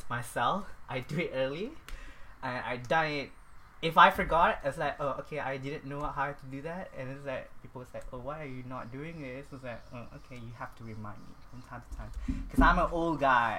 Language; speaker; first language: English; non-native, local second language; Malay